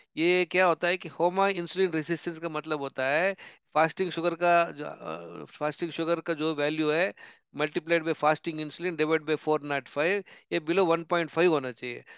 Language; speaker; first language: Hindi; non-native, local second language; Telugu